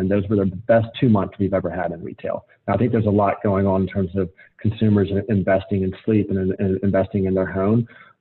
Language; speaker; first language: English; native; English